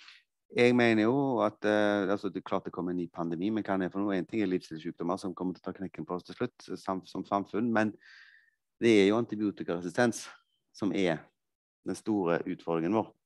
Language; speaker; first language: Norwegian; native; Norwegian